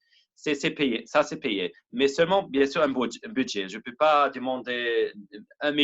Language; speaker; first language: French; non-native, learner; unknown